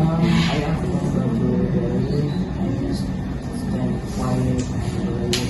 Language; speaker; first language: English; non-native, learner; Indonesian